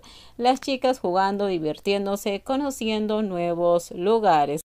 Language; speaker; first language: Spanish; native; Spanish